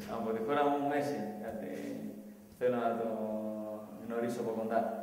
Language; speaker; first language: Greek; non-native, fluent; Spanish